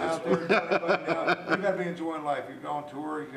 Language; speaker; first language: English; native; English